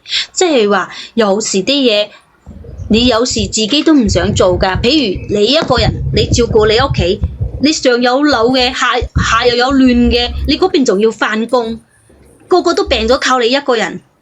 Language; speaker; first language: Cantonese; native; Cantonese